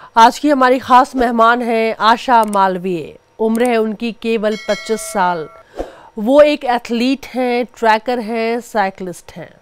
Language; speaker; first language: Hindi; native; Hindi